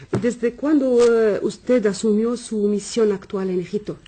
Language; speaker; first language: Spanish; non-native, fluent; Arabic